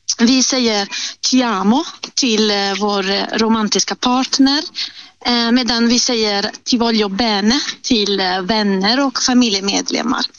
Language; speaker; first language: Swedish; non-native, fluent; Italian